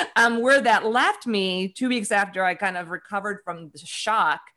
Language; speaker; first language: English; native; English